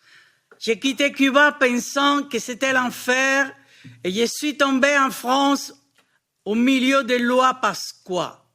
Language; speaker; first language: French; non-native, fluent; Spanish